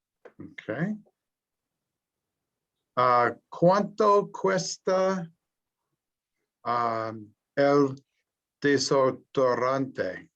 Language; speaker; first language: Spanish; non-native, learner; English